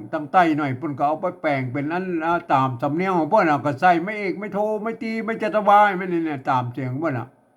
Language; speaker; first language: Thai; native; Thai